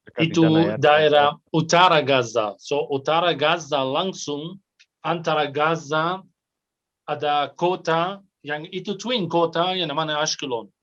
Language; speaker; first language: Indonesian; non-native, fluent; Arabic